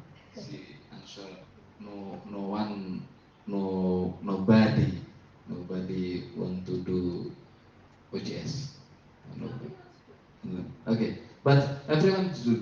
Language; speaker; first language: English; non-native, learner; Indonesian